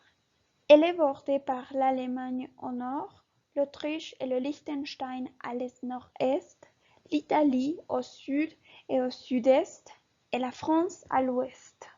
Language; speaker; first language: French; non-native, learner; Spanish